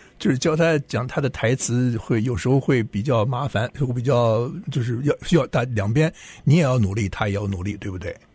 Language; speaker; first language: Chinese; native; Chinese